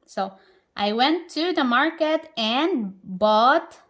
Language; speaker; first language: English; non-native, local second language; Filipino